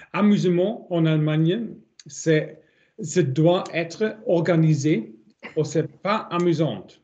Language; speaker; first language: French; non-native, learner; German